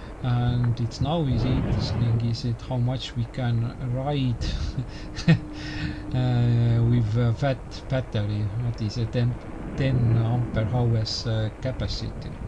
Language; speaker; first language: English; non-native, learner; Estonian